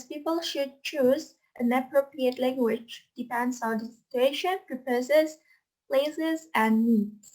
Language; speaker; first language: English; non-native, fluent; Indonesian